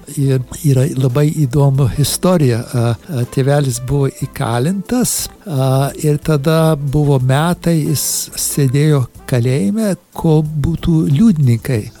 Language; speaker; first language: Lithuanian; early bilingual, heritage; Lithuanian